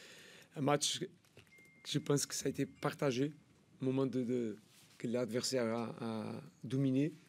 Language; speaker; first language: French; non-native, learner; Portuguese